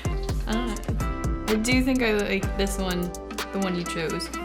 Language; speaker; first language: English; native; English